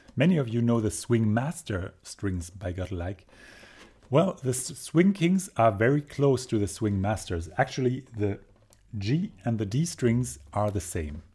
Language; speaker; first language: English; non-native, fluent; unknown